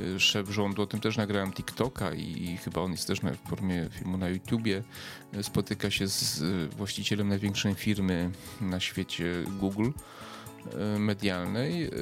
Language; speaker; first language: Polish; native; Polish